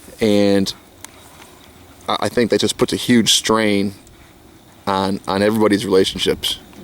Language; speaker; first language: English; native; English